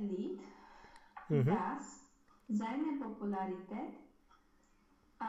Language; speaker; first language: German; non-native, learner; Romanian